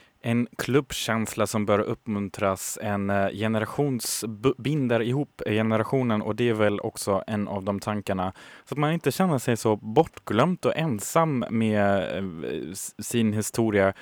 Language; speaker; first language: Swedish; native; Swedish